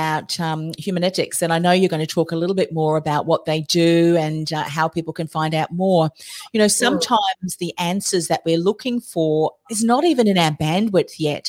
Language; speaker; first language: English; native; English